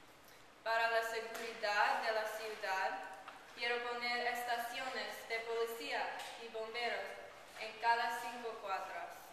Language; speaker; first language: Spanish; non-native, learner; English